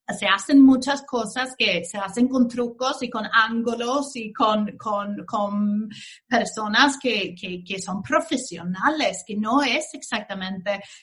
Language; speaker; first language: Spanish; non-native, fluent; Swedish